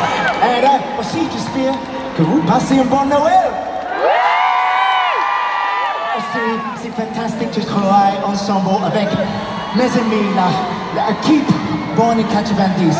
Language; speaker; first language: French; non-native, learner; English